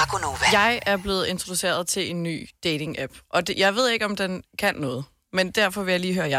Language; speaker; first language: Danish; native; Danish